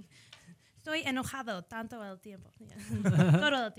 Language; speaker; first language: Spanish; early bilingual, heritage; English